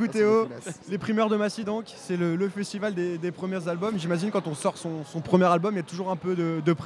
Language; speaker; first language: French; native; French